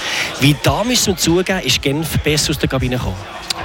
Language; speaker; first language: German; native; German